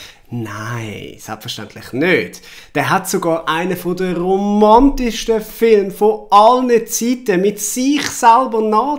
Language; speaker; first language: German; native; German